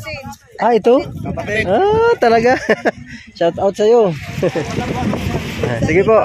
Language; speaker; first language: Filipino; native; Filipino